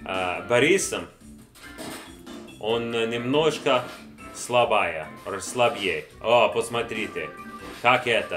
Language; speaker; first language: Russian; non-native, learner; English